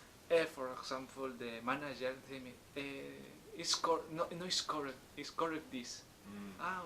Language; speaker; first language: English; non-native, learner; Spanish